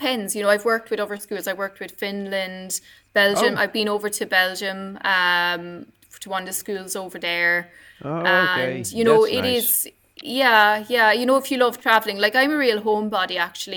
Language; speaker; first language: English; native; English